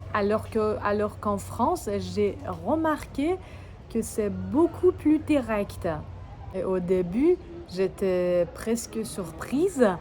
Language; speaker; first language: French; non-native, fluent; Persian